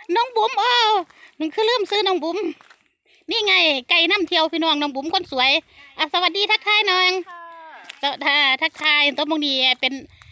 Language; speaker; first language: Thai; non-native, local second language; Northeastern Thai